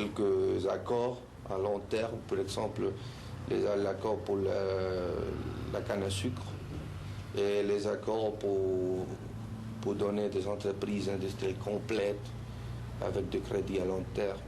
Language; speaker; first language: French; non-native, fluent; Spanish